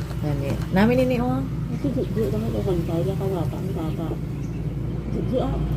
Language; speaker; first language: Filipino; native; Filipino